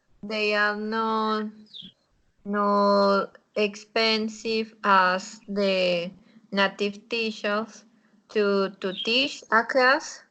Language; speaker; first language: English; non-native, learner; Spanish